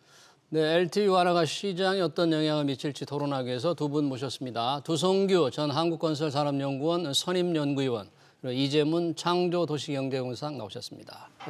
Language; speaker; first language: Korean; native; Korean